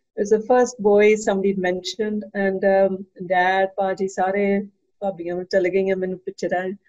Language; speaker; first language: English; early bilingual, other home language; Punjabi